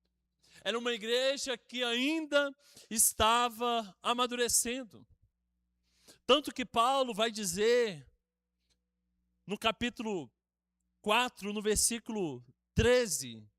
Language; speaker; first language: Portuguese; native; Portuguese